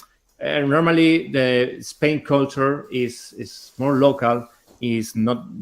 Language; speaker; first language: English; non-native, learner; Spanish